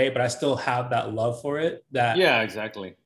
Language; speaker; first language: English; native; English